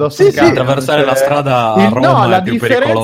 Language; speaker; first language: Italian; native; Italian